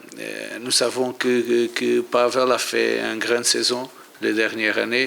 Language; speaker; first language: French; non-native, learner; Portuguese